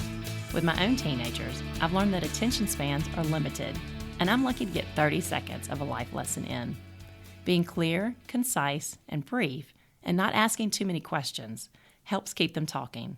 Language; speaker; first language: English; native; English